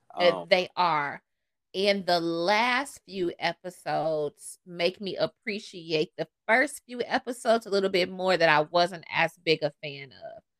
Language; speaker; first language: English; native; English